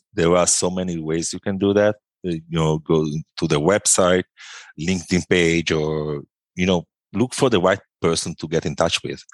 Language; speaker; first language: English; non-native, fluent; Italian